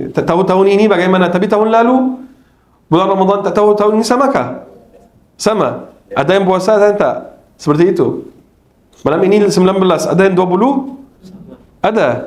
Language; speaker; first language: Malay; non-native, fluent; Arabic